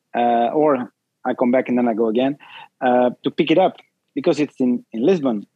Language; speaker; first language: English; non-native, fluent; Dutch